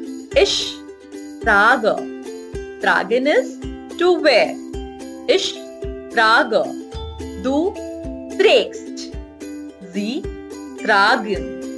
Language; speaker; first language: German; non-native, fluent; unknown